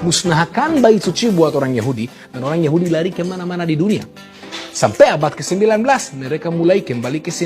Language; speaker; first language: Indonesian; non-native, fluent; Hebrew